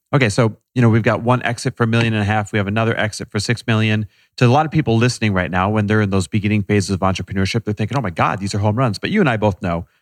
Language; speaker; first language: English; native; English